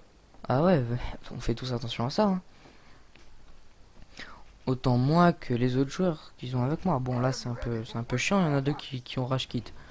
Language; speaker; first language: French; native; French